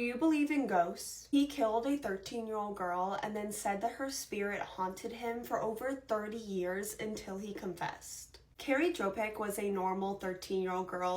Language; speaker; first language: English; native; English